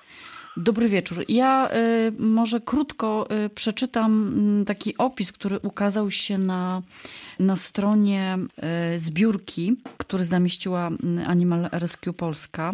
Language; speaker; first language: Polish; native; Polish